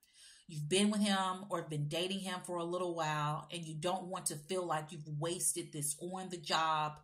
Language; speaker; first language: English; native; English